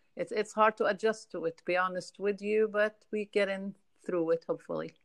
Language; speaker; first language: English; non-native, fluent; Arabic